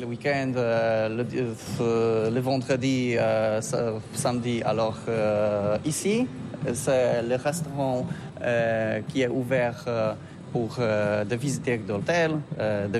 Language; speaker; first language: French; non-native, learner; Polish